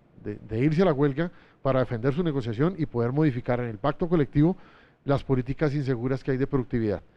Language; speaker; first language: Spanish; native; Spanish